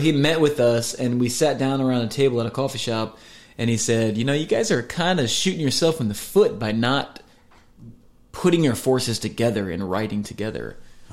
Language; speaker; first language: English; native; English